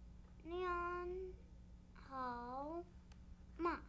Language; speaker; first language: Chinese; non-native, learner; English